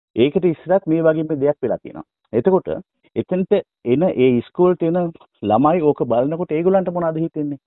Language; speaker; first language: Sinhala; non-native, local second language; Tamil